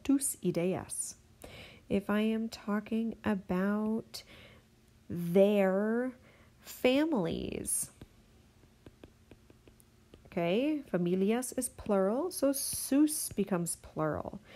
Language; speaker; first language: English; native; English